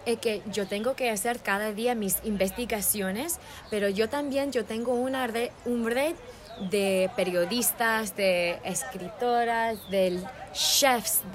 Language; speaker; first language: Spanish; early bilingual, heritage; English